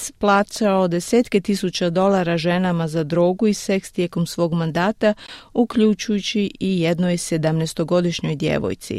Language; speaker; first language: Croatian; native; Croatian